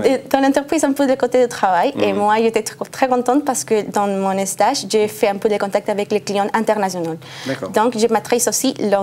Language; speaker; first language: French; non-native, learner; Spanish